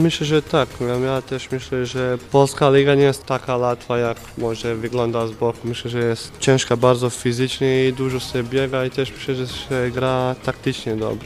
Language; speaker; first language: Polish; non-native, fluent; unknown